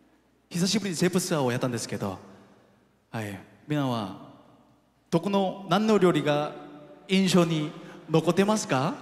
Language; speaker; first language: Japanese; non-native, fluent; Korean